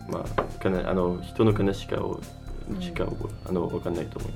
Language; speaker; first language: Japanese; non-native, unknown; French